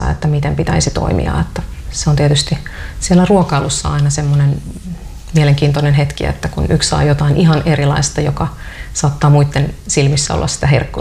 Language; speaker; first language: Finnish; native; Finnish